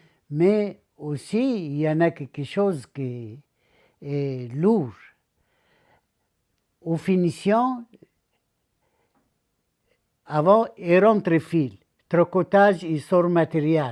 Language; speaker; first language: French; non-native, learner; Arabic